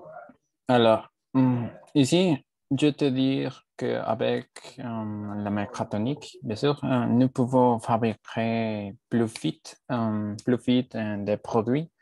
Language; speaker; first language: French; non-native, learner; Spanish